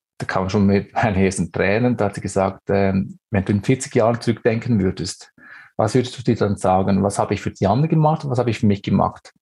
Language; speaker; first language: German; early bilingual, other home language; Greek